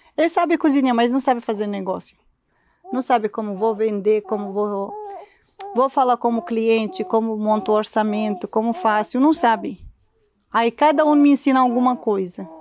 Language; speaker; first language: Portuguese; non-native, learner; Arabic